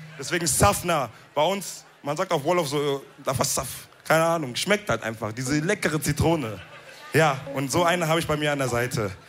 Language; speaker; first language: German; early bilingual, other home language; Wolof